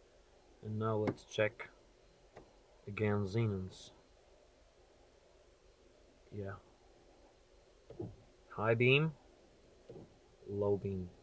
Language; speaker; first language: English; non-native, fluent; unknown